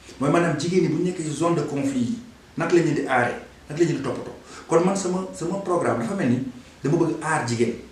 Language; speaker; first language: Wolof; non-native, local second language; Fula